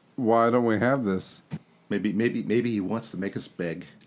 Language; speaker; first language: English; native; English